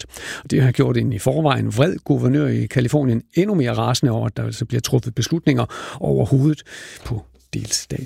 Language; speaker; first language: Danish; native; Danish